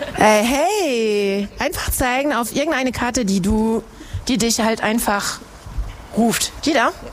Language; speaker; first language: German; non-native, fluent; French